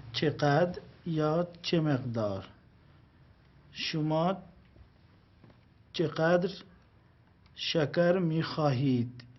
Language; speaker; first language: Persian; non-native, learner; Urdu